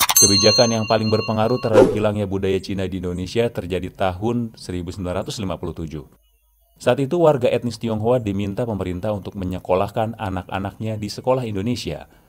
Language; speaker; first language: Indonesian; native; Indonesian